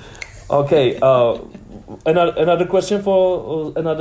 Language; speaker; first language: English; non-native, learner; Czech